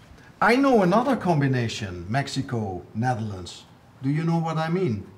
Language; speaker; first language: English; non-native, fluent; Dutch